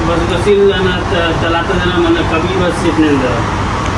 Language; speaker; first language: Arabic; non-native, learner; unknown